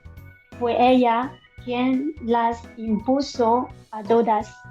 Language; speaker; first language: Spanish; non-native, learner; Chinese